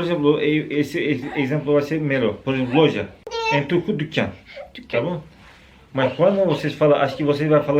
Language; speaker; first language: Portuguese; non-native, learner; Turkish